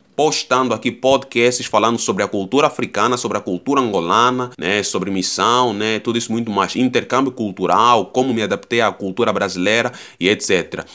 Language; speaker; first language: Portuguese; native; Portuguese